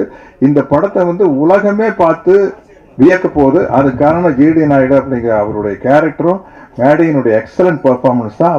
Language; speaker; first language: Tamil; native; Tamil